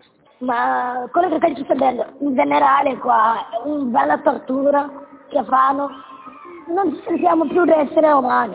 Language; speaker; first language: Italian; non-native, learner; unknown